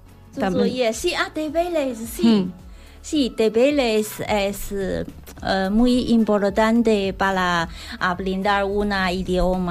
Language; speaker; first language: Spanish; non-native, learner; Chinese